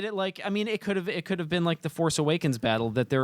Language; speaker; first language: English; native; English